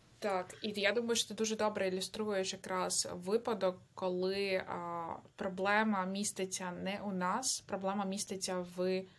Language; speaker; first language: Ukrainian; native; Ukrainian